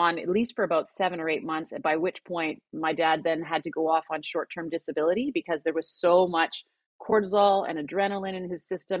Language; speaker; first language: English; native; English